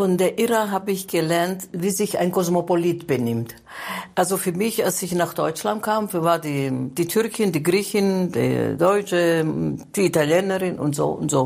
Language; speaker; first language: German; non-native, fluent; Greek